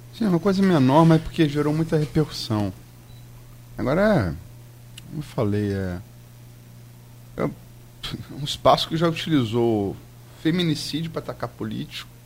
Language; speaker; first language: Portuguese; native; Portuguese